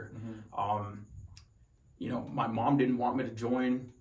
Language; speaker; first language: English; native; English